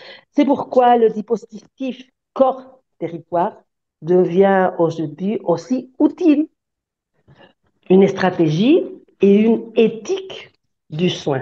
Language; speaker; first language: French; non-native, fluent; Spanish